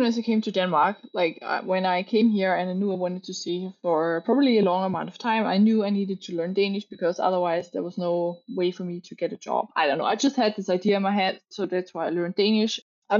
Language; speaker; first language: English; non-native, fluent; German